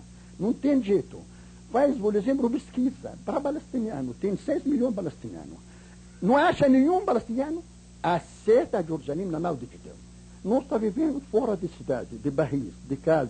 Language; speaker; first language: Portuguese; non-native, learner; Arabic